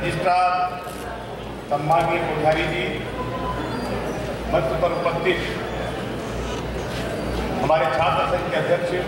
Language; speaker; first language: Hindi; native; Hindi